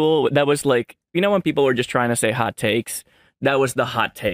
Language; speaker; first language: English; non-native, local second language; Filipino